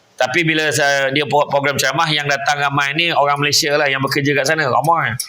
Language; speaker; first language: Malay; native; Malay